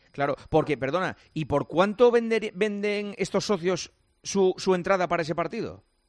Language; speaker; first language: Spanish; native; Spanish